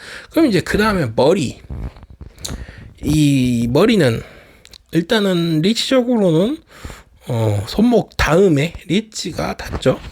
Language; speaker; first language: Korean; native; Korean